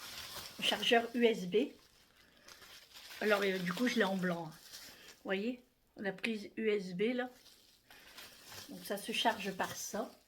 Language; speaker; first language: French; native; French